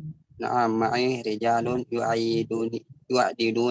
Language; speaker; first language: Arabic; non-native, learner; Indonesian